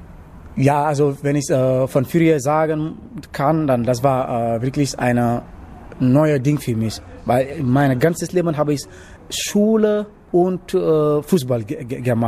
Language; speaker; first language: German; non-native, learner; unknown